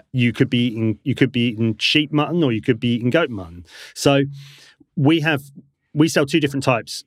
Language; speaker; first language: English; native; English